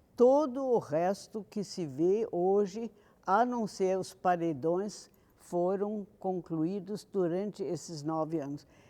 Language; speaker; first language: Portuguese; non-native, fluent; German